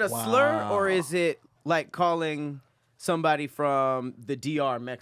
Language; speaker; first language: English; native; English